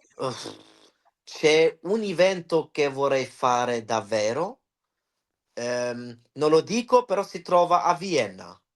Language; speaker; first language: Italian; early bilingual, heritage; Italian